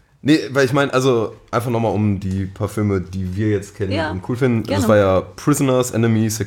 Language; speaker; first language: German; native; German